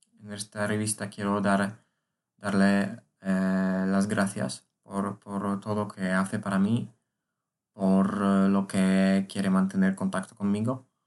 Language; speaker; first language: Spanish; non-native, learner; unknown